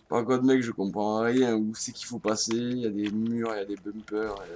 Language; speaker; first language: French; native; French